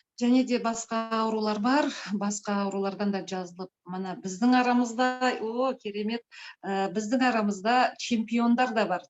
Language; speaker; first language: Kazakh; native; Kazakh